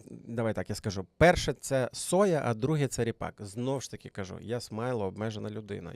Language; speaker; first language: Ukrainian; native; Ukrainian